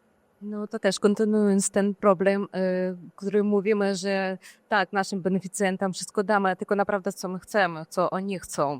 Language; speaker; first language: Polish; non-native, fluent; Ukrainian